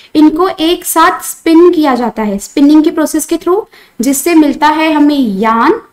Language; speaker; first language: Hindi; non-native, local second language; Marathi